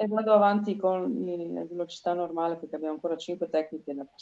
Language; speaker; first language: Italian; native; Italian